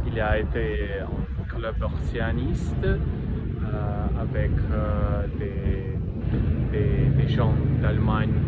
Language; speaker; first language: French; non-native, learner; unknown